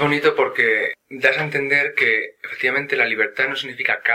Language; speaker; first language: Spanish; native; Spanish